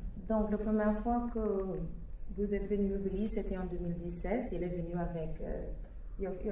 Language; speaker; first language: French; non-native, fluent; English